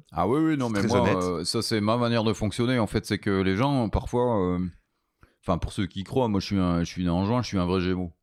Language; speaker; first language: French; native; French